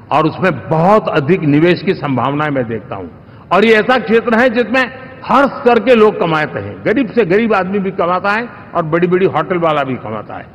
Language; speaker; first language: Hindi; non-native, local second language; Gujarati